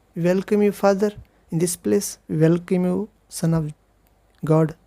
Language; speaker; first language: English; non-native, local second language; Kannada